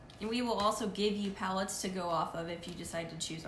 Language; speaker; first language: English; native; English